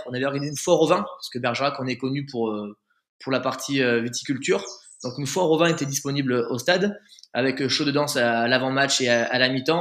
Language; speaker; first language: French; native; French